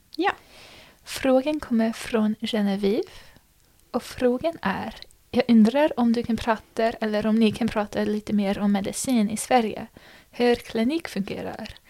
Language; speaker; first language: Swedish; non-native, fluent; English